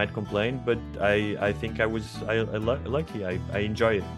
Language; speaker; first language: English; non-native, fluent; Portuguese